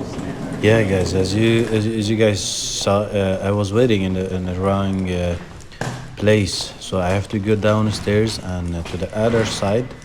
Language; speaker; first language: English; non-native, fluent; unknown